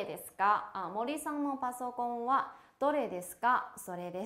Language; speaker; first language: Japanese; non-native, fluent; Chinese